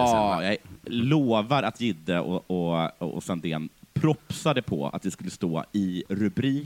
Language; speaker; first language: Swedish; native; Swedish